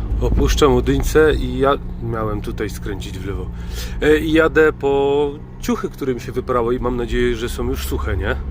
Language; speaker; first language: Polish; native; Polish